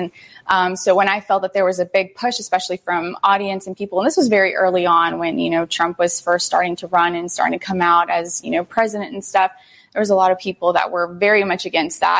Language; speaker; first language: English; early bilingual, other home language; Spanish